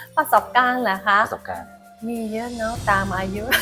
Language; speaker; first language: Thai; non-native, fluent; Japanese